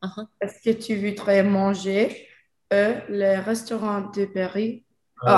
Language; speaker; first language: French; non-native, learner; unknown